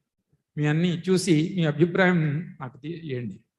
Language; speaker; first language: Telugu; non-native, local second language; Tulu